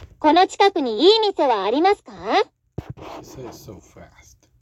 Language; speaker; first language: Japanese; non-native, learner; English